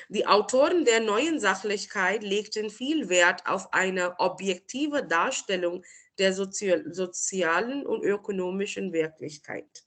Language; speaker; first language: German; non-native, fluent; Marathi